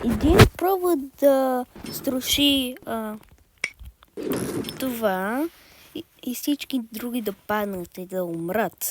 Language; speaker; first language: Bulgarian; early bilingual, heritage; Bulgarian